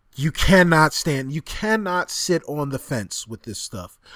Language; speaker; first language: English; native; English